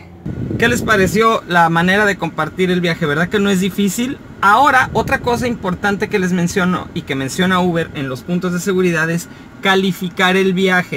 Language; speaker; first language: Spanish; native; Spanish